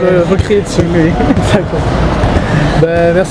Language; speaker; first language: French; native; French